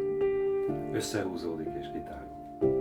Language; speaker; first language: Hungarian; native; Hungarian